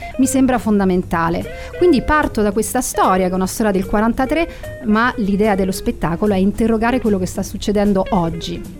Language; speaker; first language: Italian; native; Italian